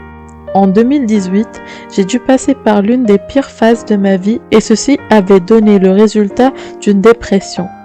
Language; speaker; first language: French; native; French